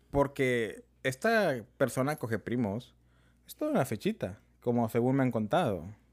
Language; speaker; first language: Spanish; early bilingual, heritage; Spanish